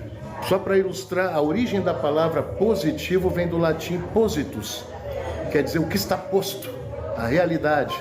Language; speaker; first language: Portuguese; native; Portuguese